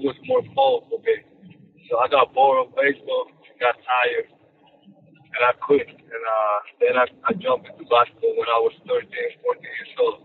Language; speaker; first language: English; non-native, fluent; Spanish